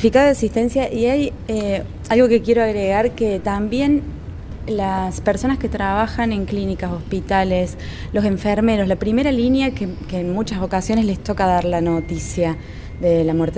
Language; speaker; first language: Spanish; native; Spanish